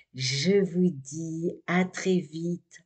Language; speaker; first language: French; native; French